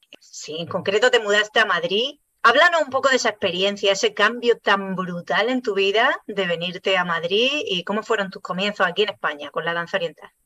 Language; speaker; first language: Spanish; native; Spanish